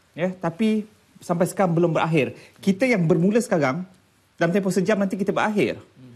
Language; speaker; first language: Malay; native; Malay